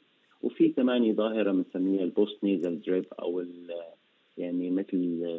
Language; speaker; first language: Arabic; native; Arabic